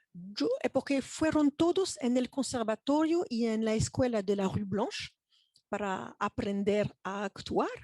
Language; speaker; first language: Spanish; non-native, fluent; French